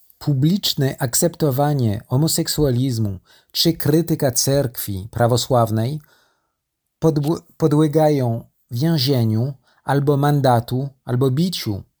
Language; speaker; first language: Polish; non-native, learner; French